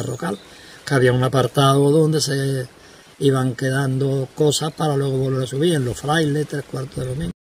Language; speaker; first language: Spanish; native; Spanish